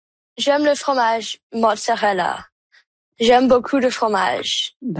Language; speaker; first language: French; non-native, local second language; English